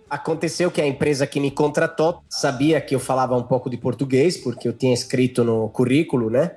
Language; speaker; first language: Portuguese; non-native, fluent; Italian